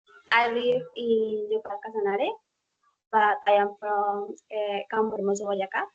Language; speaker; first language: English; non-native, learner; Spanish